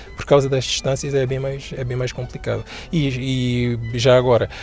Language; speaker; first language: Portuguese; non-native, local second language; Kabuverdianu